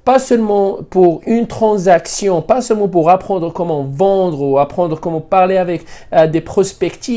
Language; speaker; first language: French; non-native, fluent; Spanish